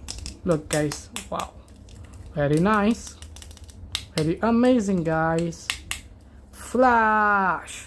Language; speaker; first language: English; non-native, learner; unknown